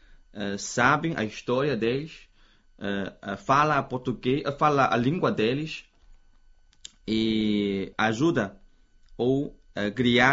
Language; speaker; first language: Portuguese; non-native, fluent; Chinese